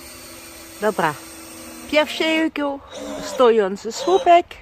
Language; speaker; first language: Polish; non-native, learner; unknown